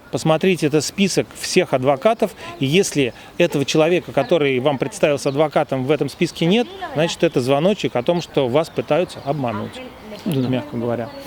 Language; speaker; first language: Russian; native; Russian